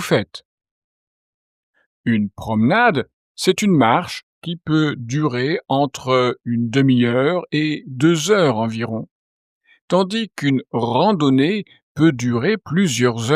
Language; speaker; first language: French; native; French